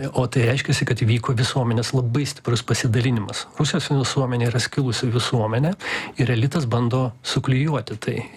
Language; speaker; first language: Lithuanian; non-native, local second language; Russian